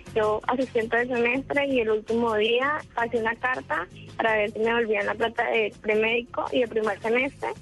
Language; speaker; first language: Spanish; native; Spanish